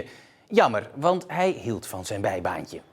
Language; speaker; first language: Dutch; native; Dutch